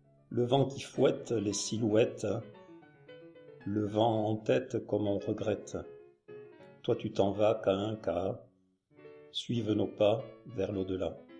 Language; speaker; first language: French; native; French